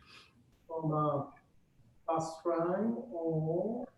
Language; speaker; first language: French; non-native, fluent; Japanese